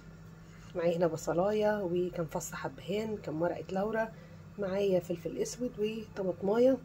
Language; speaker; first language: Arabic; native; Arabic